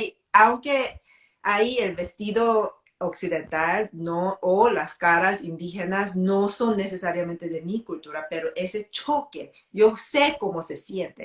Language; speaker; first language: Spanish; non-native, fluent; Korean